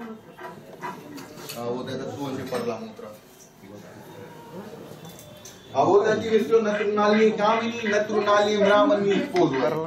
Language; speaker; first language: Russian; non-native, learner; Hindi